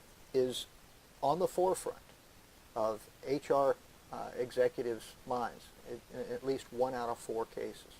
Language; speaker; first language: English; native; English